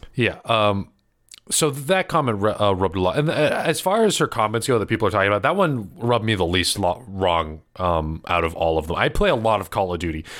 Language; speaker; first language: English; early bilingual, other home language; Filipino